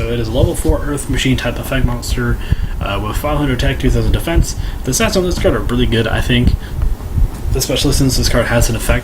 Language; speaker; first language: English; native; English